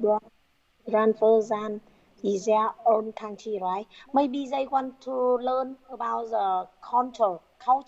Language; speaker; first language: English; non-native, learner; Vietnamese